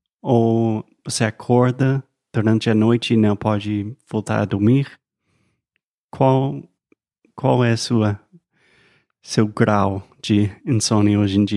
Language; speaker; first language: Portuguese; non-native, fluent; English